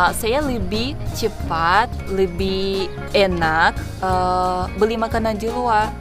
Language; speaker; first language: Indonesian; non-native, fluent; Russian